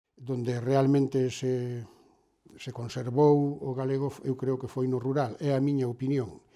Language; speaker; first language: Galician; native; Galician